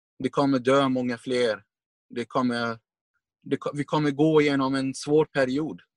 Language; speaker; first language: Swedish; non-native, fluent; Arabic